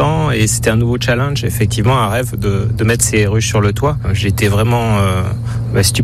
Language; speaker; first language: French; native; French